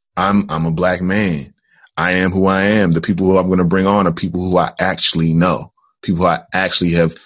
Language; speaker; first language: English; native; English